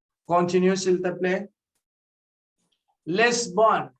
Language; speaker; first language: French; non-native, local second language; English